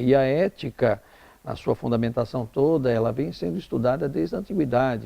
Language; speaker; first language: Portuguese; native; Portuguese